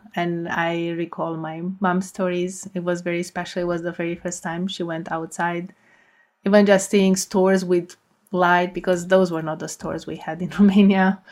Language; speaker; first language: English; non-native, fluent; Romanian